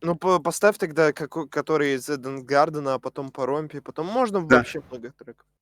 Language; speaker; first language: Russian; native; Russian